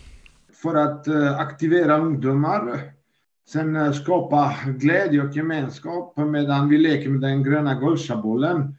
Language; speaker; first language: Swedish; non-native, fluent; Serbian